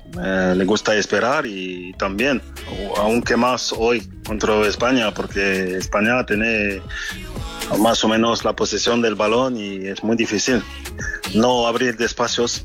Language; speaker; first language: Spanish; non-native, fluent; French